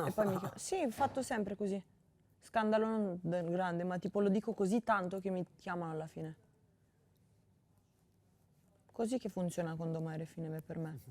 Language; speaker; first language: Italian; early bilingual, other home language; Albanian